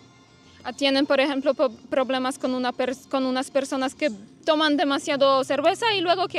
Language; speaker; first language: Spanish; non-native, fluent; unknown